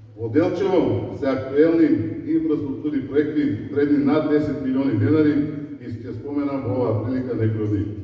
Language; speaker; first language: Macedonian; native; Macedonian